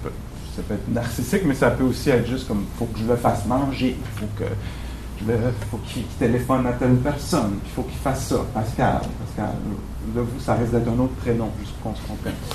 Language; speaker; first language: French; native; French